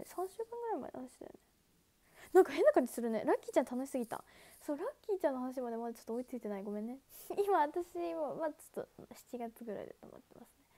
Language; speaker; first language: Japanese; native; Japanese